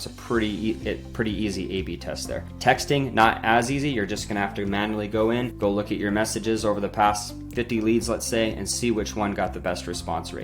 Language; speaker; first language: English; native; English